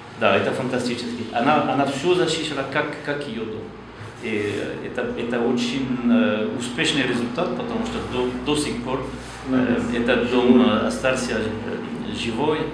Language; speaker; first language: Russian; non-native, learner; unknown